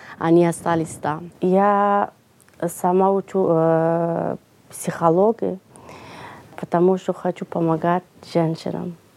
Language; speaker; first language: Russian; non-native, learner; Persian